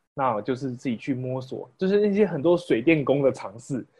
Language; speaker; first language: Chinese; native; Chinese